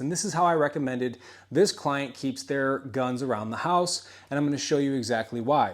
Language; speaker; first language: English; native; English